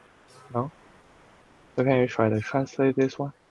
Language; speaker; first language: English; non-native, fluent; Chinese